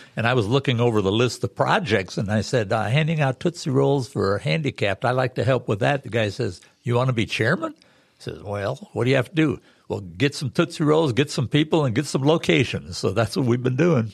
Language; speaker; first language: English; native; English